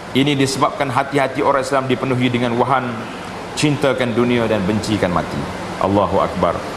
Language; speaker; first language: Malay; native; Malay